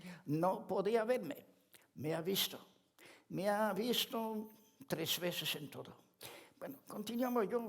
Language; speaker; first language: Spanish; non-native, fluent; Ladino